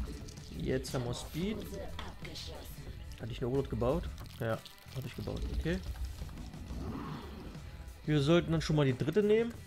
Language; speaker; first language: German; native; German